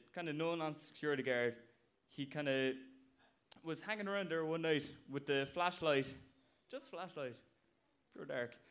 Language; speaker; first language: English; native; English